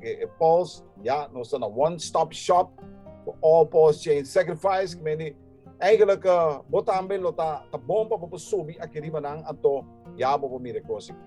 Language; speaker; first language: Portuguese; non-native, learner; Papiamento